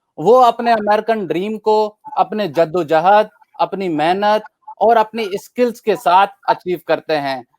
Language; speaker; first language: Urdu; native; Urdu